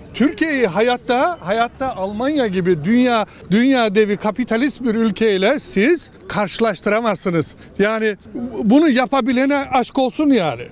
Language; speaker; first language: Turkish; native; Turkish